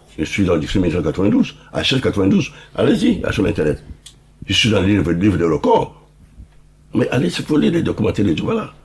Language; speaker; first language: French; non-native, local second language; Lingala